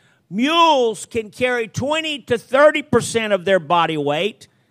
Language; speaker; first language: English; native; English